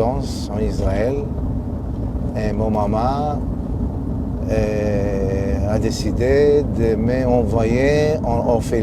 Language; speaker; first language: French; non-native, learner; Hebrew